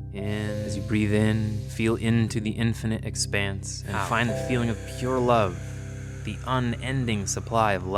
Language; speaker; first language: English; native; English